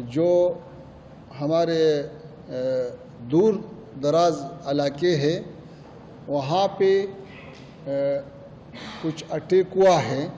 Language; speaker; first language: Hindi; non-native, fluent; Pashto